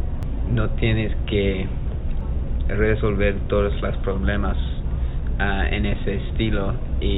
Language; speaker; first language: Spanish; non-native, learner; English